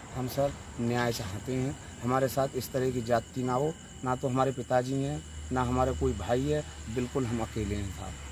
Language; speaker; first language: Hindi; native; Hindi